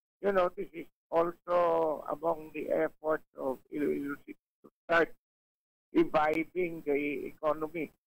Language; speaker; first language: English; non-native, local second language; Hiligaynon